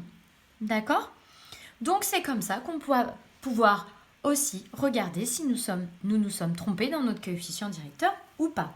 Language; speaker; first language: French; native; French